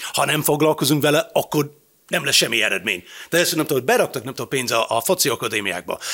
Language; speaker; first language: Hungarian; non-native, fluent; English